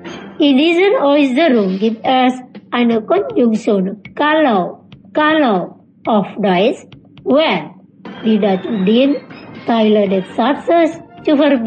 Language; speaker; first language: German; non-native, learner; Indonesian